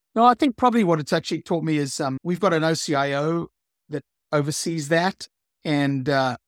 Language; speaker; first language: English; native; English